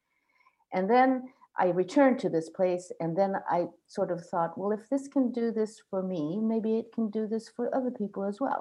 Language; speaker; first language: English; non-native, fluent; Swedish